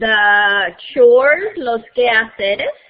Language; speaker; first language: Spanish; non-native, fluent; English